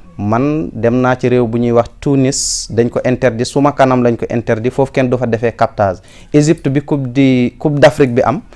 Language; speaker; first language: Wolof; non-native, local second language; Fula